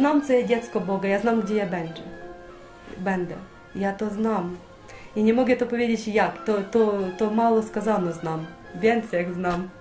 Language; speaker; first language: Polish; non-native, learner; Ukrainian